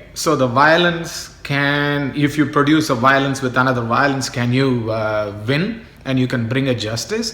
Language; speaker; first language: English; non-native, local second language; Tamil